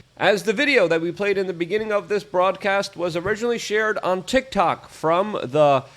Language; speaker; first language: English; native; English